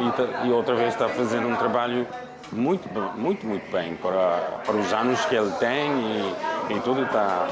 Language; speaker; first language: Portuguese; non-native, local second language; Kabuverdianu